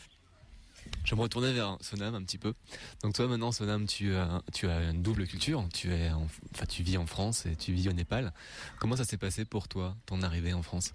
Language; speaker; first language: French; native; French